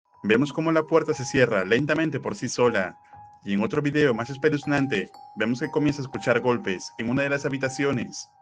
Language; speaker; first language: Spanish; native; Spanish